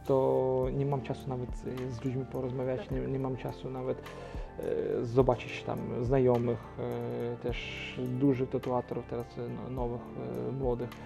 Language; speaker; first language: Polish; non-native, local second language; Ukrainian